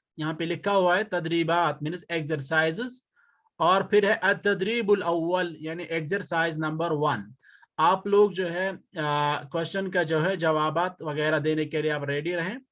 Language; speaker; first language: Urdu; native; Urdu